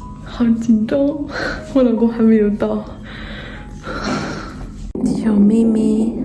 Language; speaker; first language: Chinese; non-native, fluent; French